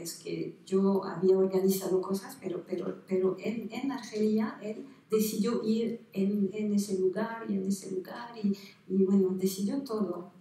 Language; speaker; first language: Spanish; non-native, fluent; French